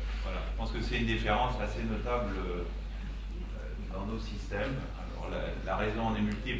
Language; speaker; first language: French; native; French